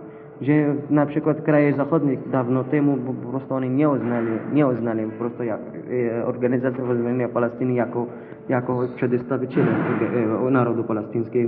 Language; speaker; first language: Polish; non-native, local second language; Arabic